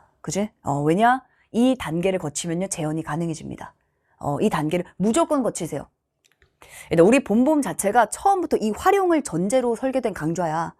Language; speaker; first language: Korean; native; Korean